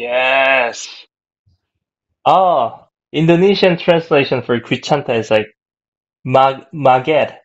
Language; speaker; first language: English; non-native, fluent; Korean